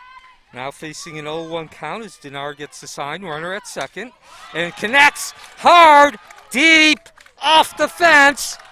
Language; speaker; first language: English; native; English